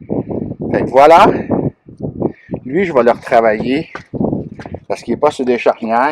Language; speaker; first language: French; native; French